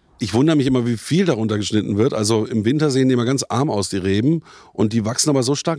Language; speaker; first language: German; native; German